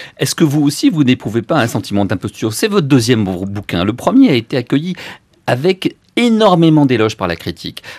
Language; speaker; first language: French; native; French